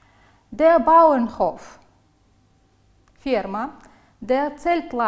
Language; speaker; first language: German; non-native, fluent; Uzbek